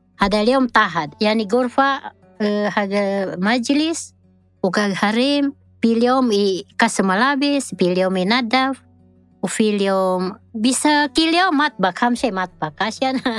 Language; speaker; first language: Arabic; non-native, learner; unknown